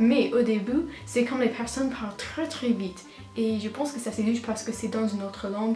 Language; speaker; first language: French; non-native, learner; English